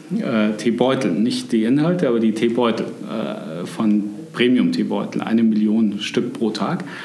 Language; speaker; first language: German; native; German